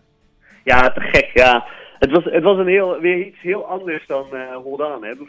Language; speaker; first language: Dutch; native; Dutch